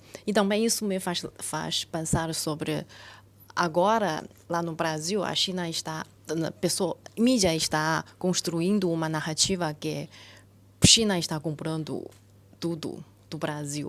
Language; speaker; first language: Portuguese; non-native, fluent; Chinese